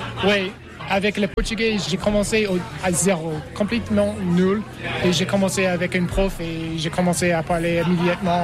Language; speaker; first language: French; non-native, learner; English